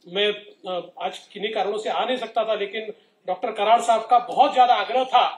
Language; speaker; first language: Hindi; non-native, local second language; Marathi